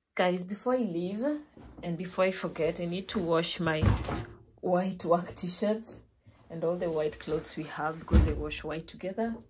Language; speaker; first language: English; non-native, local second language; Luo (Kenya and Tanzania)